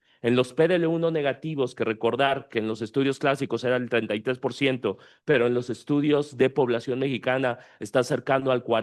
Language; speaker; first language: Spanish; native; Spanish